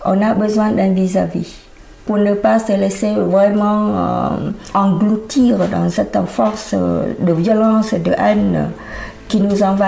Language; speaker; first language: French; non-native, fluent; Khmer